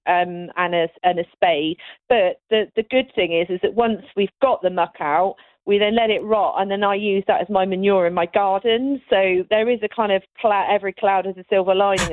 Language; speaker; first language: English; native; English